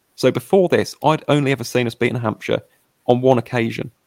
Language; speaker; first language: English; native; English